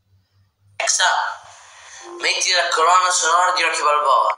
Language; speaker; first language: Italian; native; Italian